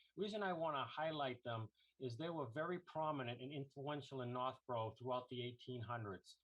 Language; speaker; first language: English; native; English